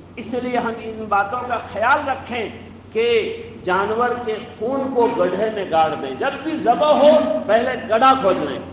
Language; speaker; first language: Urdu; non-native, local second language; Bangla